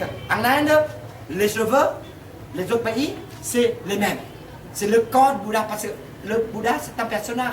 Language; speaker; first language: French; non-native, fluent; Vietnamese